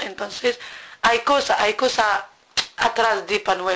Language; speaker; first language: Spanish; non-native, learner; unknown